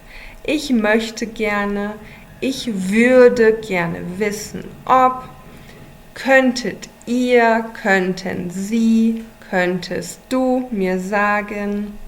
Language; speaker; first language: German; non-native, fluent; English